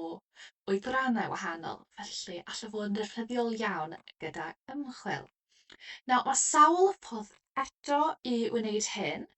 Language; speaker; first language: Welsh; non-native, local second language; English